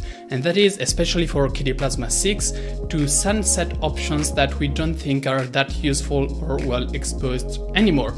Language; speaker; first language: English; non-native, fluent; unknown